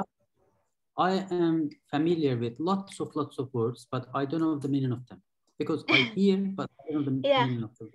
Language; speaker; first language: English; non-native, fluent; Turkish